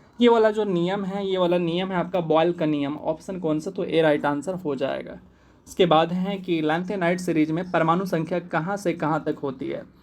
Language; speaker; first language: Hindi; native; Hindi